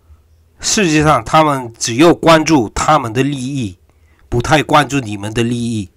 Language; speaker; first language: Chinese; non-native, fluent; Korean